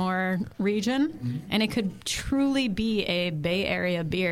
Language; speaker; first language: English; native; English